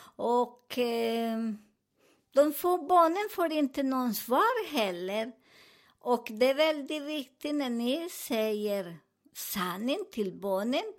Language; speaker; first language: Swedish; non-native, learner; Spanish